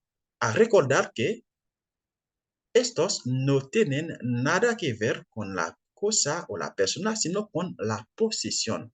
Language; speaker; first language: Spanish; non-native, fluent; French